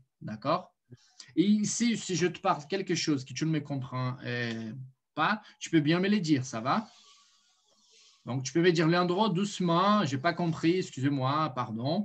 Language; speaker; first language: French; non-native, fluent; Portuguese